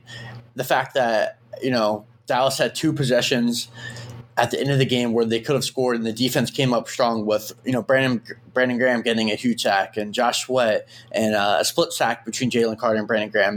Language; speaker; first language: English; native; English